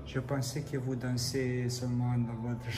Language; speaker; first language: French; non-native, learner; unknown